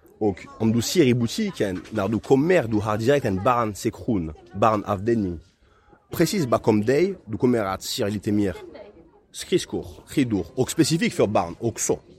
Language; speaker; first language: Swedish; non-native, fluent; French